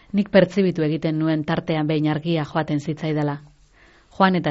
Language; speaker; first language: Basque; native; Basque